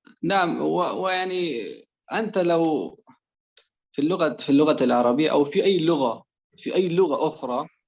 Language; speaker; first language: Arabic; non-native, fluent; Persian